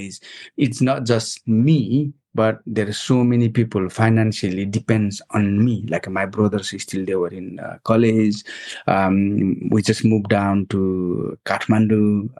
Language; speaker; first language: English; non-native, local second language; Nepali